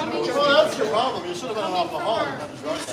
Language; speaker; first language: English; native; English